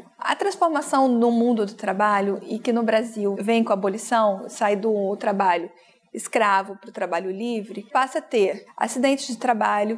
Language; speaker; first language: Portuguese; native; Portuguese